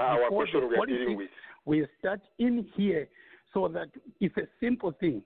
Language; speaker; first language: English; non-native, local second language; Nyanja